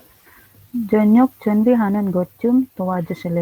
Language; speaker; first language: Korean; non-native, learner; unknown